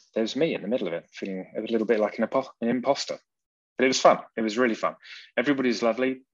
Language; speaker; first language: English; native; English